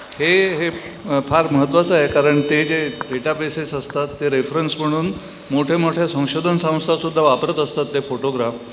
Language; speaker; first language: Marathi; native; Marathi